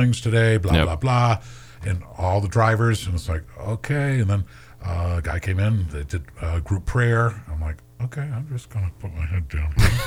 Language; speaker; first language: English; native; English